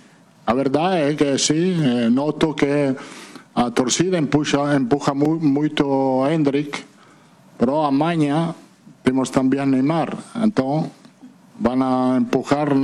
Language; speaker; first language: Portuguese; non-native, fluent; Italian